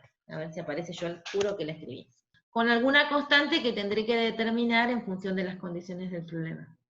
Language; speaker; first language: Spanish; native; Spanish